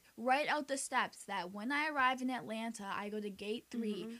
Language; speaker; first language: English; early bilingual, other home language; Spanish